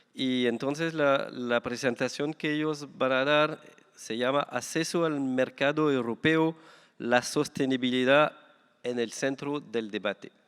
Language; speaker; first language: Spanish; non-native, fluent; French